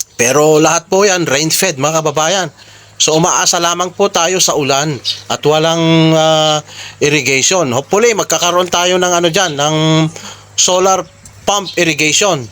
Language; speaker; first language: Filipino; non-native, local second language; Iloko